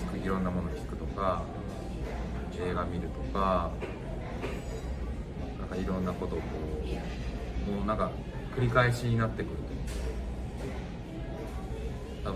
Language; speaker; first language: Japanese; native; Japanese